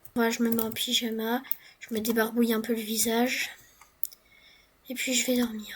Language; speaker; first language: French; native; French